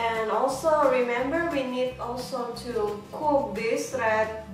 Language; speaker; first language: English; non-native, learner; Indonesian